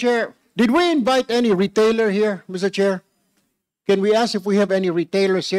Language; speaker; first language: English; non-native, local second language; Filipino